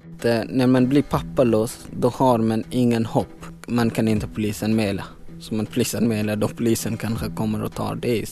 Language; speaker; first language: Swedish; non-native, learner; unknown